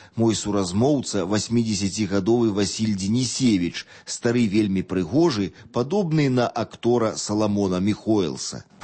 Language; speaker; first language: Belarusian; native; Belarusian